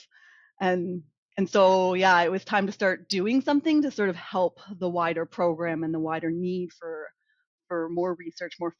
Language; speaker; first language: English; native; English